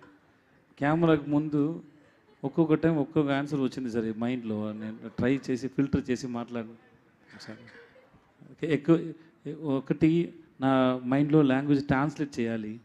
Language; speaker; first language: Telugu; non-native, local second language; Tamil